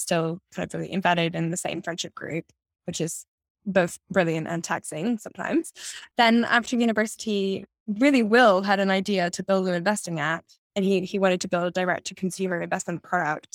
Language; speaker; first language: English; native; English